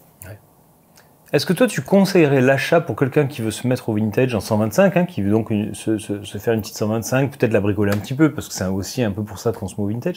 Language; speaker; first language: French; native; French